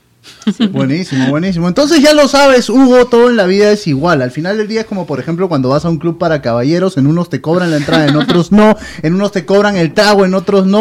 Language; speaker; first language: Spanish; native; Spanish